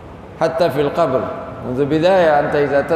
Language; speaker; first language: Arabic; non-native, fluent; Urdu